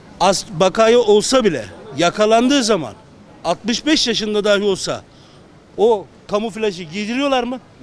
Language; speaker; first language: Turkish; native; Turkish